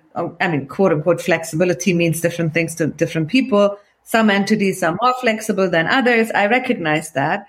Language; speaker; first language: English; non-native, fluent; German